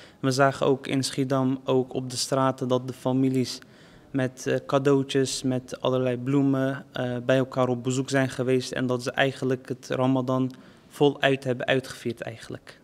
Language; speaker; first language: Dutch; early bilingual, other home language; Turkish